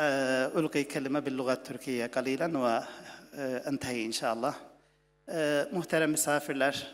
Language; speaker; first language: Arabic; non-native, fluent; Turkish